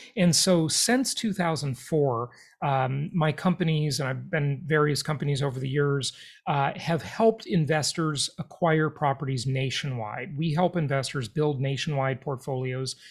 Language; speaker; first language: English; native; English